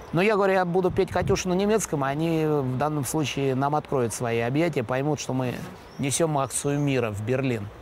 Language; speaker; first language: Russian; native; Russian